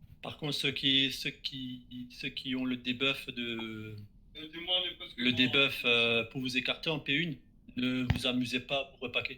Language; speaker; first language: French; native; French